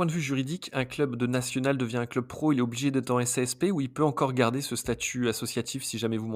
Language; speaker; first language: French; native; French